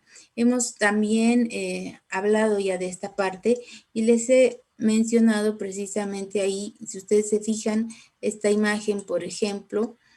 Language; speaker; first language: Spanish; native; Spanish